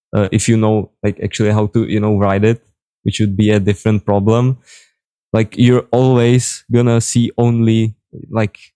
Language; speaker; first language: English; non-native, fluent; Czech